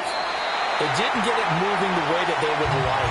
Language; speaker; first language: English; native; English